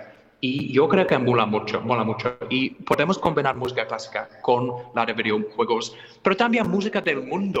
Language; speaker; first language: Spanish; non-native, fluent; English